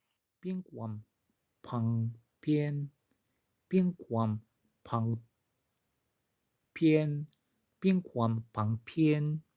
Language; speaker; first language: Chinese; non-native, fluent; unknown